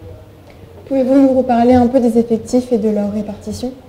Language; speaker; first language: French; native; French